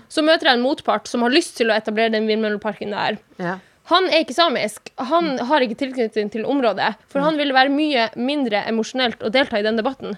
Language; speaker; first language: Norwegian; non-native, local second language; Northern Sami